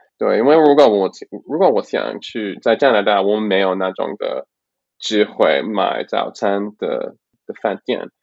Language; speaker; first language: Chinese; non-native, learner; English